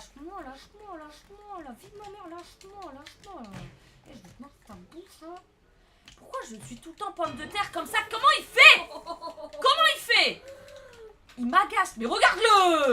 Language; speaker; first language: French; native; French